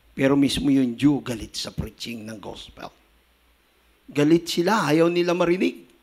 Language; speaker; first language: Filipino; native; Filipino